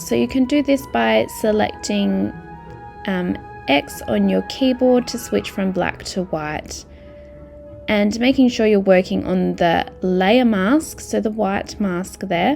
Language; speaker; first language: English; native; English